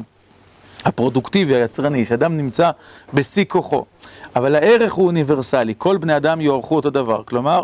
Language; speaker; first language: Hebrew; native; Hebrew